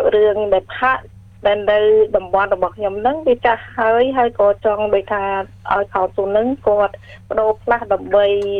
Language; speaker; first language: Khmer; early bilingual, heritage; Khmer